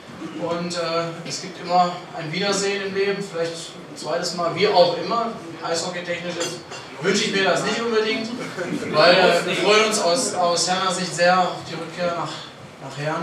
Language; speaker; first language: German; native; German